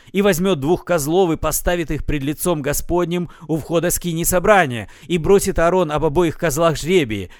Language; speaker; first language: Russian; native; Russian